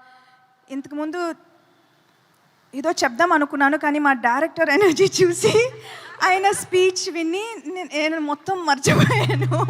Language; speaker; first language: Telugu; non-native, fluent; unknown